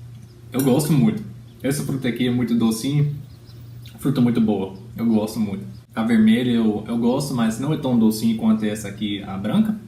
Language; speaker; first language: Portuguese; non-native, fluent; English